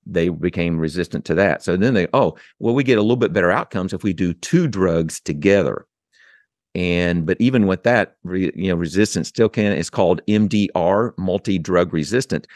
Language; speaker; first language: English; native; English